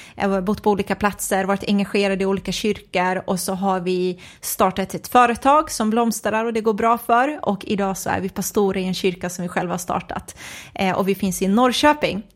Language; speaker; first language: Swedish; early bilingual, other home language; Croatian